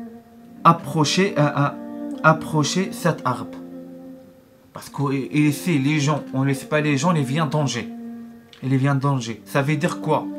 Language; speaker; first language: French; non-native, learner; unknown